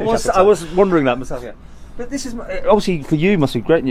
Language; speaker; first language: English; native; English